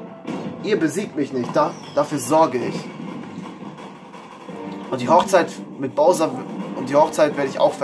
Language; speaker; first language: German; native; German